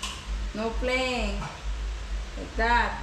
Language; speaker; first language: English; non-native, local second language; Cebuano